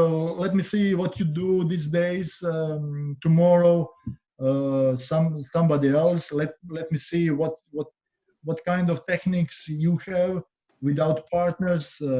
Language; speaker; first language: English; non-native, learner; Croatian